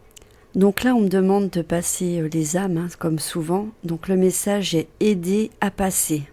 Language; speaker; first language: French; native; French